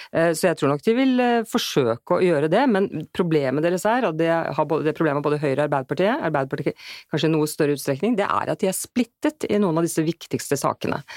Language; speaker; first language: Norwegian; native; Norwegian